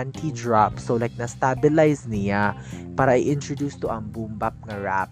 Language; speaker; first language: English; non-native, local second language; Cebuano